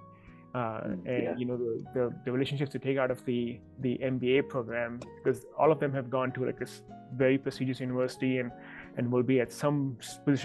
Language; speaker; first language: English; non-native, local second language; Hindi